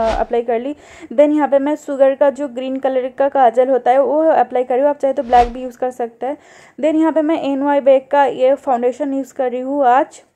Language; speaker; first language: Hindi; non-native, local second language; Bangla